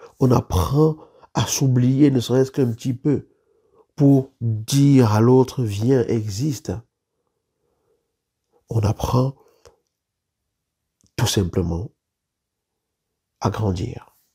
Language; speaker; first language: French; native; French